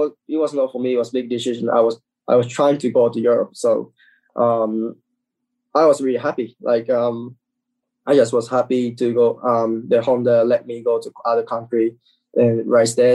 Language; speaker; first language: English; non-native, learner; Japanese